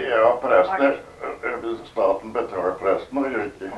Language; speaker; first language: Norwegian; early bilingual, heritage; Norwegian